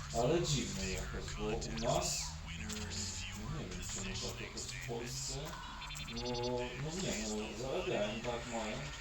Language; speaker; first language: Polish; non-native, fluent; Ukrainian